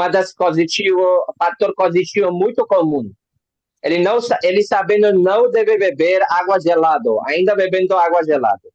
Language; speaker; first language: Portuguese; non-native, learner; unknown